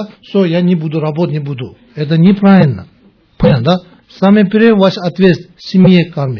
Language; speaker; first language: Russian; non-native, learner; Tibetan